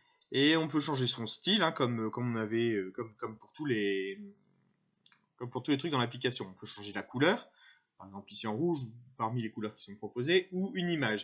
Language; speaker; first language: French; native; French